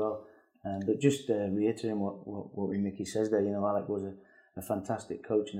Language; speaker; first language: English; native; English